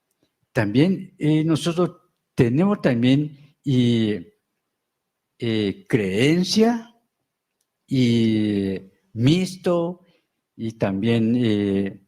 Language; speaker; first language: Spanish; non-native, local second language; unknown